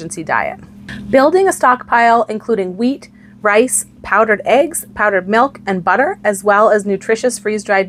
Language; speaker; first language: English; native; English